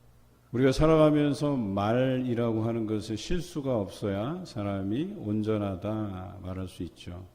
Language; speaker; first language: Korean; native; Korean